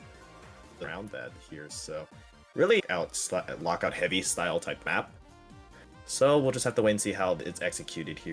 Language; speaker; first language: English; native; English